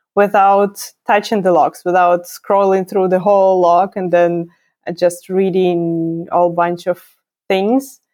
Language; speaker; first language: English; non-native, fluent; Ukrainian